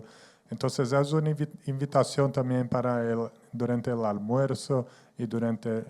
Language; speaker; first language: Spanish; non-native, fluent; Portuguese